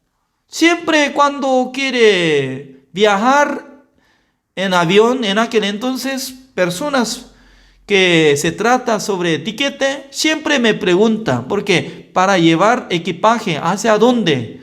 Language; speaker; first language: Spanish; non-native, learner; Korean